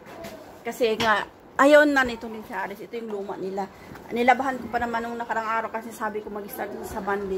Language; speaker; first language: Filipino; native; Filipino